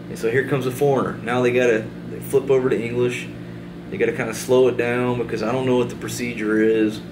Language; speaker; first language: English; native; English